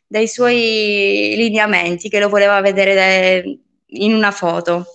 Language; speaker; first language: Italian; early bilingual, other home language; Polish